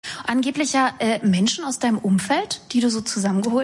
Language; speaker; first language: German; native; German